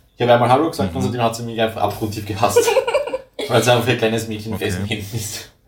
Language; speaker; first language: German; native; German